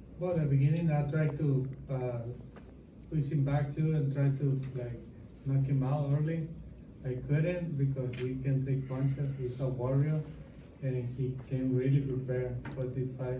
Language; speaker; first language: English; non-native, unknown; Spanish